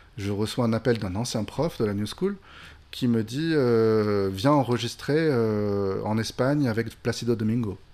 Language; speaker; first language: French; native; French